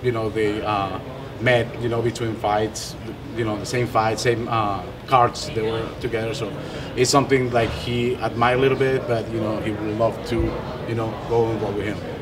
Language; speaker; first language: English; non-native, fluent; Spanish